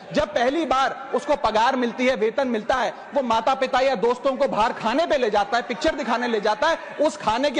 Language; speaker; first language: Hindi; native; Hindi